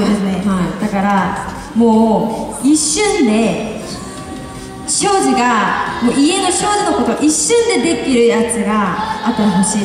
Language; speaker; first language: Japanese; non-native, fluent; Korean